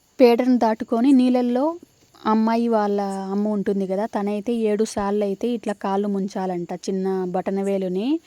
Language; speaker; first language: Telugu; non-native, local second language; Lambadi